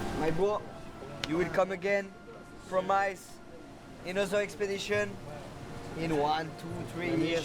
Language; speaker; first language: English; non-native, learner; French